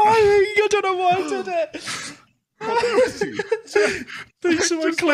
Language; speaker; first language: English; native; English